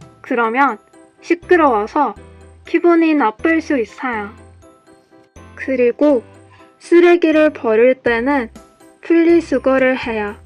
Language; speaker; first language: Korean; non-native, learner; Persian